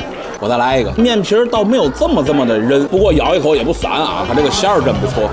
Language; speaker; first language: Chinese; native; Chinese